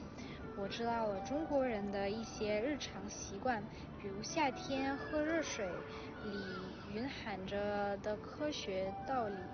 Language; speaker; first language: Chinese; early bilingual, other home language; Russian